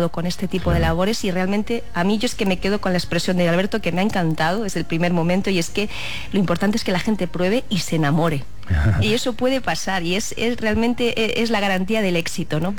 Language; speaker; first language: Spanish; native; Spanish